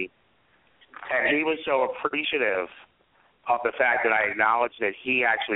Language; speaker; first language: English; native; English